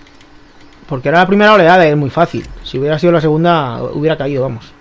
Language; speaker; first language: Spanish; native; Spanish